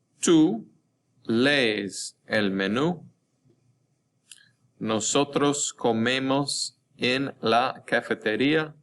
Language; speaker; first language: Spanish; non-native, fluent; English